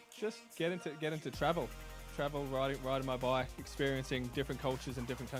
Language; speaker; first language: English; native; English